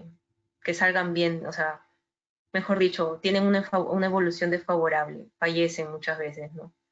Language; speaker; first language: Spanish; native; Spanish